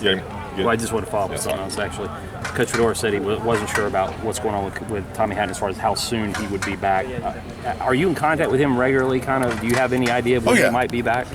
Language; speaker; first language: English; native; English